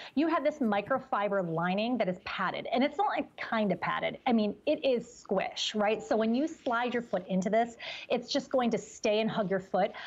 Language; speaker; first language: English; native; English